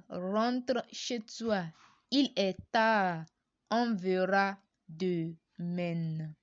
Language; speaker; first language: French; non-native, learner; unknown